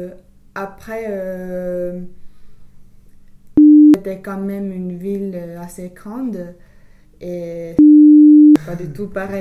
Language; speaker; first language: French; non-native, fluent; English